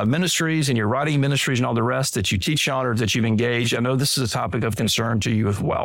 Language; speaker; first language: English; native; English